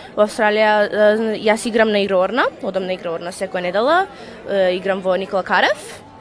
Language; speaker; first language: Macedonian; early bilingual, other home language; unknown